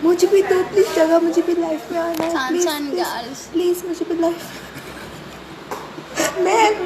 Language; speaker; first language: Hindi; non-native, local second language; Assamese